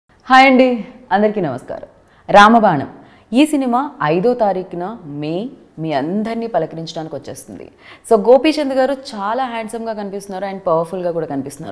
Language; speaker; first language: Telugu; native; Telugu